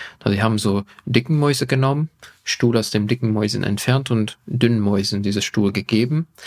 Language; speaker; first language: German; non-native, fluent; Hungarian